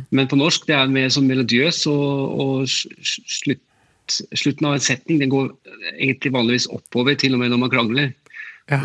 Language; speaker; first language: Norwegian; non-native, fluent; German